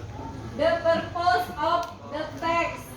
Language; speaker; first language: English; non-native, learner; Indonesian